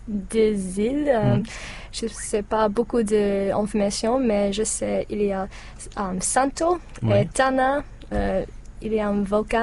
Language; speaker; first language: French; non-native, learner; English